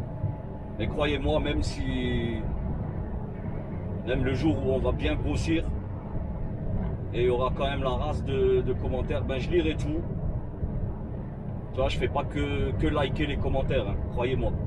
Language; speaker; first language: French; native; French